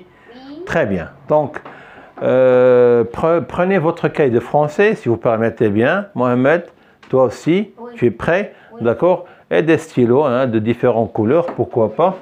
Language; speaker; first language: French; non-native, fluent; Arabic